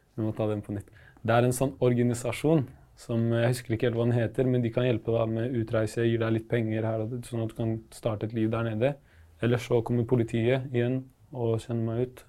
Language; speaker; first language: Norwegian; early bilingual, other home language; Arabic